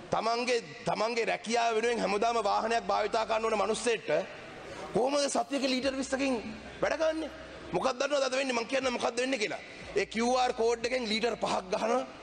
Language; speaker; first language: Sinhala; non-native, local second language; Tamil